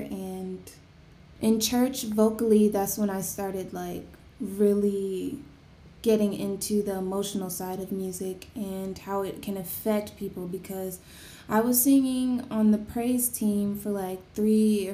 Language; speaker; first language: English; native; English